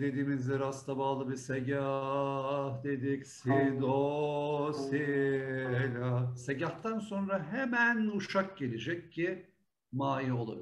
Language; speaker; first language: Turkish; native; Turkish